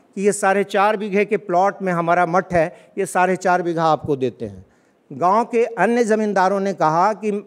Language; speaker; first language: Hindi; native; Hindi